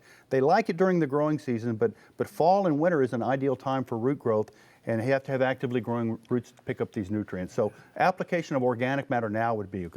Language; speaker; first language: English; native; English